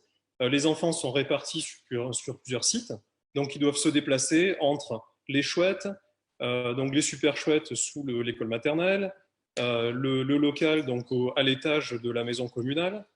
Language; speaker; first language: French; native; French